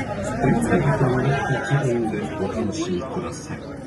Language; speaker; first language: Japanese; native; Japanese